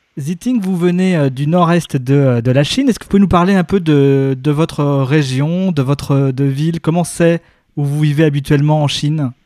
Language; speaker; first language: French; native; French